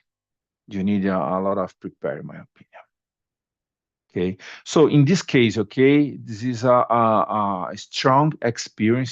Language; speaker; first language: English; non-native, learner; Portuguese